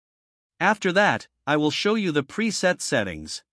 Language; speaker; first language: English; non-native, fluent; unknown